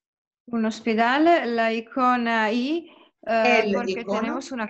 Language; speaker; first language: Spanish; non-native, learner; Italian